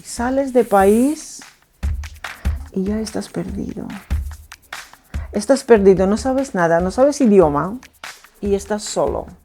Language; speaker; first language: Spanish; non-native, fluent; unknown